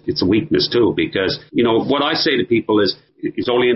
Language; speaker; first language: English; native; English